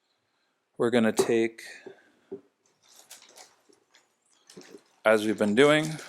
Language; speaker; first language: English; native; English